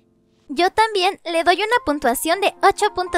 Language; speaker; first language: Spanish; native; Spanish